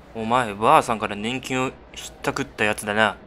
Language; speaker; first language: Japanese; non-native, fluent; Chinese